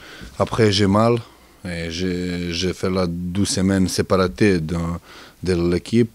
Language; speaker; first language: French; non-native, learner; Serbian